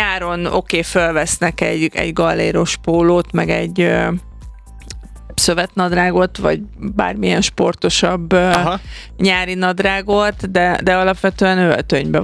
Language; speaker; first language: Hungarian; native; Hungarian